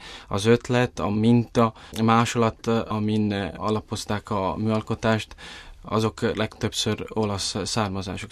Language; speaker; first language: Hungarian; early bilingual, heritage; Italian